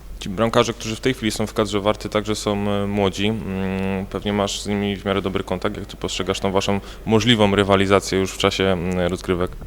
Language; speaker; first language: Polish; native; Polish